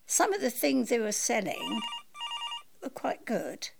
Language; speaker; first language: English; native; English